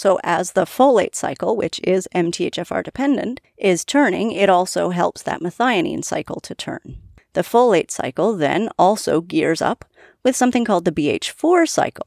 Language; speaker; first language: English; native; English